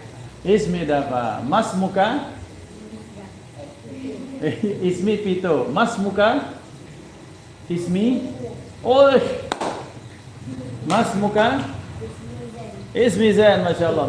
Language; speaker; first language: Arabic; non-native, fluent; Indonesian